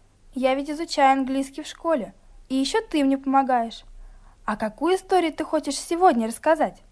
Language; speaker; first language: Russian; native; Russian